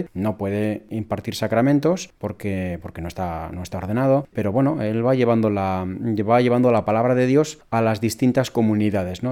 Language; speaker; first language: Spanish; native; Spanish